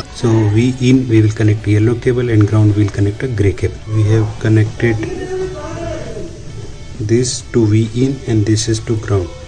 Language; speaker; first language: English; non-native, local second language; Hindi